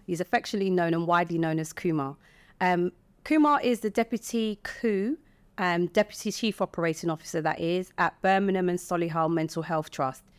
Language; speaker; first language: English; native; English